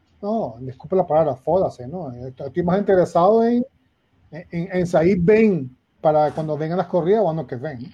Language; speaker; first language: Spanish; non-native, learner; Portuguese